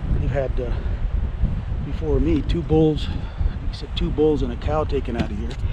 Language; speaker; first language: English; native; English